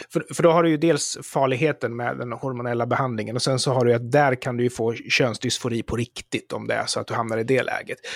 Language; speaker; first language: Swedish; native; Swedish